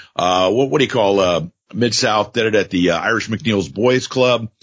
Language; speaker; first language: English; native; English